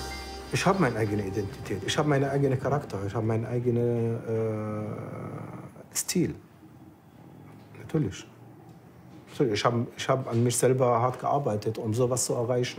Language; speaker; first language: German; non-native, fluent; Arabic